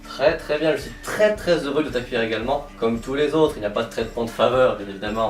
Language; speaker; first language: French; native; French